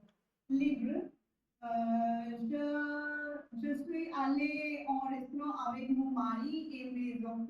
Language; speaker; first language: French; non-native, learner; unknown